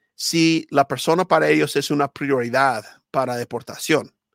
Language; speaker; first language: Spanish; non-native, fluent; English